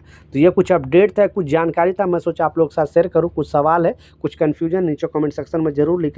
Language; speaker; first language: Hindi; native; Hindi